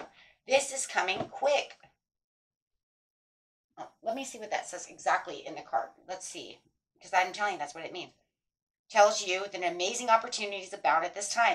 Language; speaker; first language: English; native; English